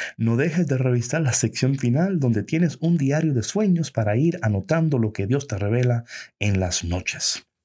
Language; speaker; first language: Spanish; early bilingual, heritage; Spanish